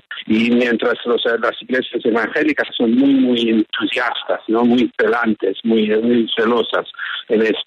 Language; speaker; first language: Spanish; early bilingual, heritage; English